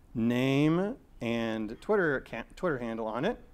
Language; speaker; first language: English; native; English